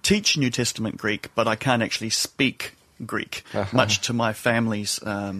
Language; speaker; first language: English; native; English